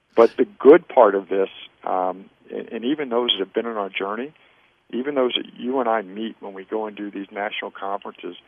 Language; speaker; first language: English; native; English